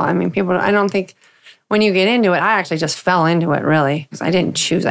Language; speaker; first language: English; native; English